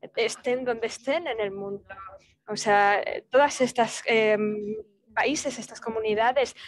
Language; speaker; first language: Spanish; non-native, fluent; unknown